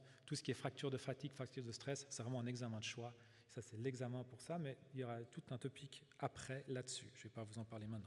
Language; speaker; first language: French; native; French